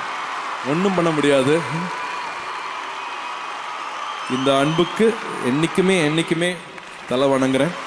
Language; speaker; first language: Tamil; native; Tamil